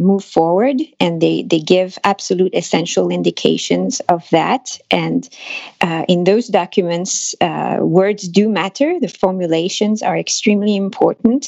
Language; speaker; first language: English; non-native, fluent; French